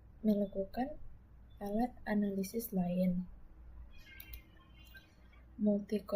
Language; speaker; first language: Indonesian; native; Indonesian